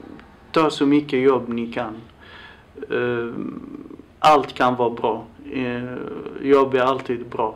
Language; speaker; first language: Swedish; non-native, fluent; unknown